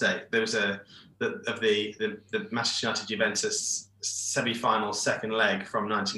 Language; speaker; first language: English; native; English